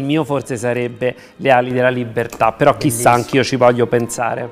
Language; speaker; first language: Italian; native; Italian